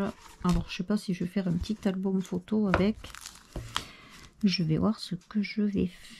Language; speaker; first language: French; native; French